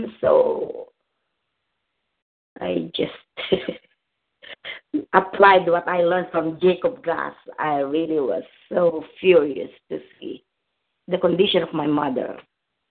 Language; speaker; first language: English; non-native, local second language; Filipino